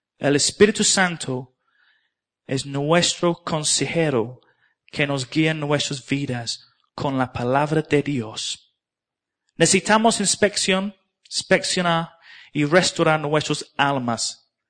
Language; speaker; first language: Spanish; non-native, learner; English